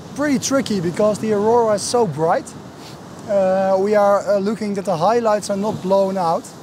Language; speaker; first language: English; non-native, fluent; Dutch